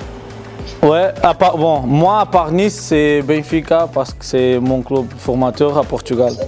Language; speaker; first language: French; non-native, fluent; Portuguese